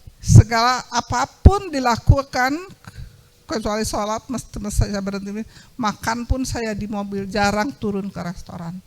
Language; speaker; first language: Indonesian; non-native, local second language; Sundanese